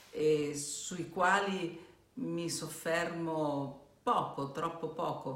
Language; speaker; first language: Italian; native; Italian